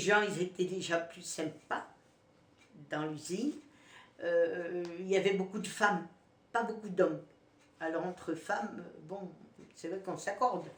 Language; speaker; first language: French; native; French